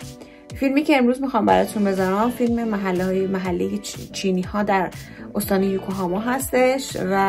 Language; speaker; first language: Persian; native; Persian